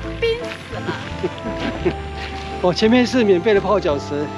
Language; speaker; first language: Chinese; native; Chinese